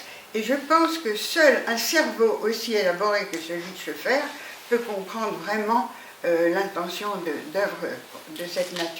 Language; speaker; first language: French; native; French